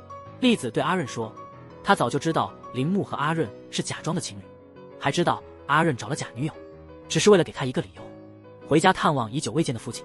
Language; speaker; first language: Chinese; native; Chinese